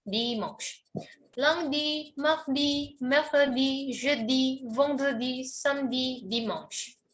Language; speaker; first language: French; non-native, fluent; Indonesian